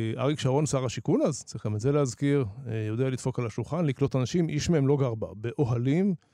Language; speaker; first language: Hebrew; native; Hebrew